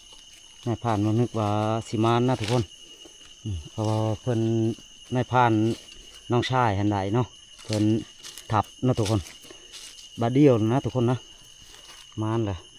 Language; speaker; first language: Thai; non-native, local second language; Northeastern Thai